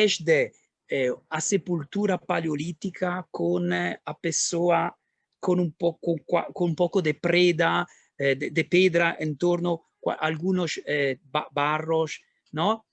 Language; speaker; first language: Portuguese; non-native, learner; Italian